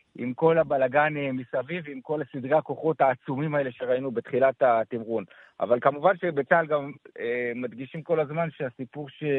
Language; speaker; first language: Hebrew; native; Hebrew